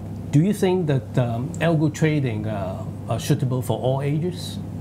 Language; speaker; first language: English; non-native, local second language; Cantonese